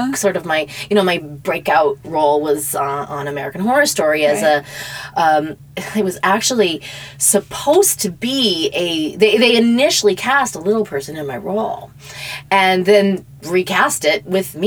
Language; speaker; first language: English; native; English